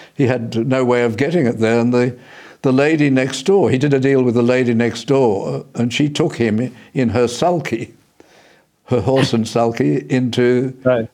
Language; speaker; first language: English; early bilingual, other home language; Indonesian